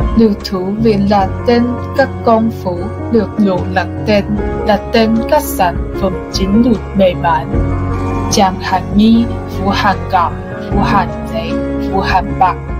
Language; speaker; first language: Vietnamese; non-native, learner; Chinese